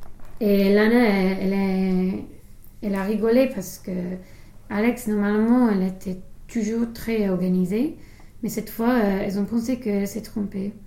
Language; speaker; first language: French; non-native, learner; English